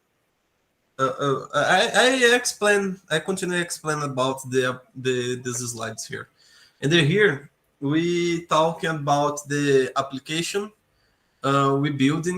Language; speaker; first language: English; non-native, learner; Portuguese